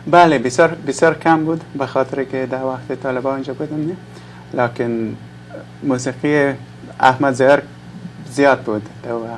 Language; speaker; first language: Persian; non-native, local second language; English